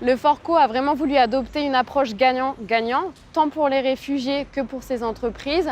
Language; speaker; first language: French; native; French